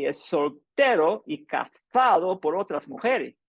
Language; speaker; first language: Spanish; non-native, fluent; English